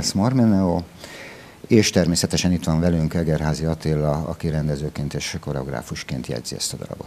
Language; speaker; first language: Hungarian; native; Hungarian